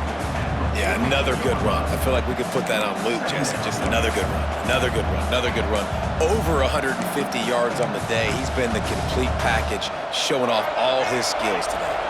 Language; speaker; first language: English; native; English